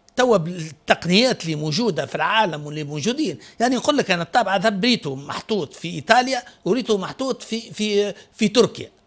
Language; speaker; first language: Arabic; native; Arabic